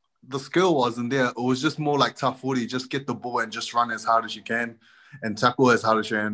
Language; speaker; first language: English; native; English